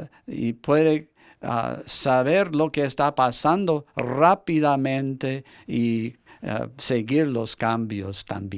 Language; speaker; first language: Spanish; non-native, fluent; English